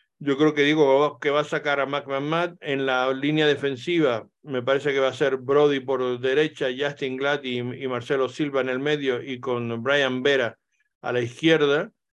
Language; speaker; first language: Spanish; native; Spanish